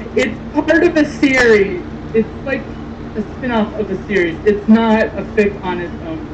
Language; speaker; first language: English; native; English